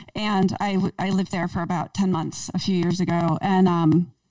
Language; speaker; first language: English; native; English